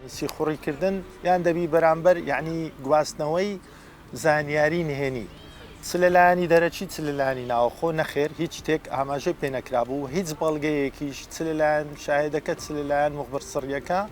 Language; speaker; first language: Central Kurdish; native; Central Kurdish